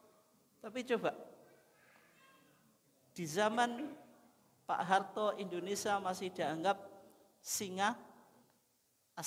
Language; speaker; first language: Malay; non-native, local second language; Javanese